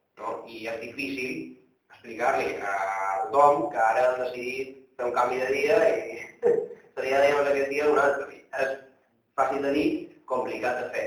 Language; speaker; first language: Catalan; native; Catalan